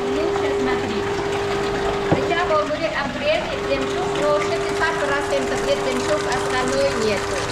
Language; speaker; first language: Russian; non-native, learner; Vietnamese